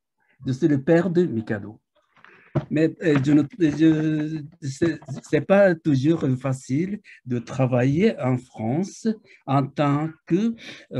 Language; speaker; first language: French; non-native, fluent; Japanese